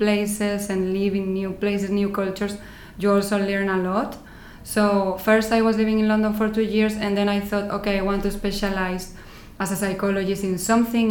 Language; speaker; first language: English; non-native, fluent; Spanish